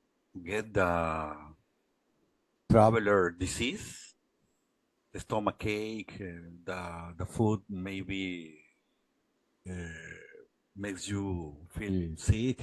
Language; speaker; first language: English; non-native, learner; Spanish